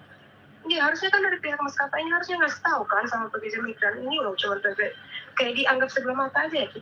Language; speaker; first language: Indonesian; native; Indonesian